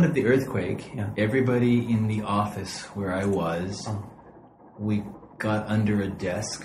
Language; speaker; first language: English; native; English